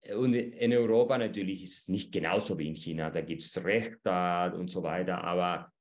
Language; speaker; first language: German; non-native, fluent; Spanish